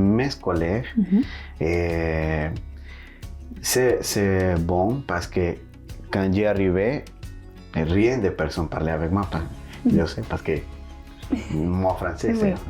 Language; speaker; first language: French; non-native, learner; Spanish